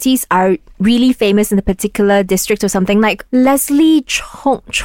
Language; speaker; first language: English; non-native, local second language; Cantonese